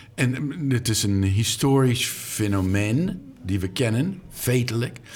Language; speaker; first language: Dutch; non-native, learner; English